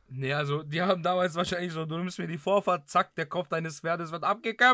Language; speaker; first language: German; early bilingual, other home language; Greek